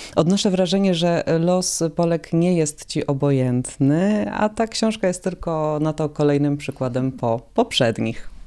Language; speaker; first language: Polish; native; Polish